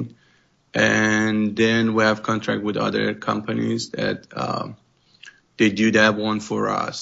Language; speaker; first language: English; non-native, fluent; Persian